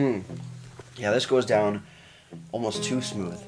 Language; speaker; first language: English; native; English